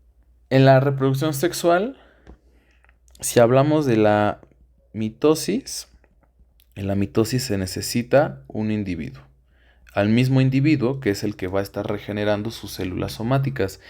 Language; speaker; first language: Spanish; native; Spanish